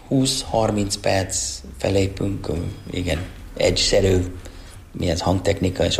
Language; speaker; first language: Hungarian; non-native, learner; English